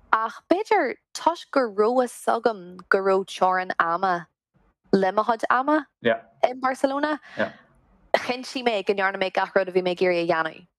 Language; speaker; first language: Irish; non-native, local second language; English